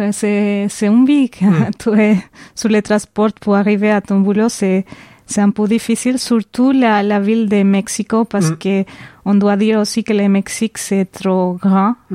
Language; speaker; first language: French; non-native, fluent; Spanish